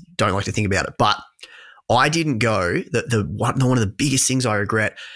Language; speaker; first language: English; native; English